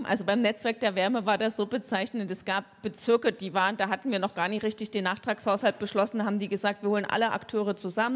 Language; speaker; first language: German; native; German